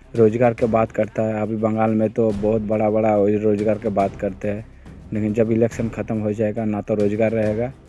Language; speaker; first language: Hindi; non-native, local second language; Bangla